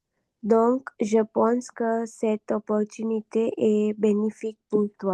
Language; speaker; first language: French; non-native, learner; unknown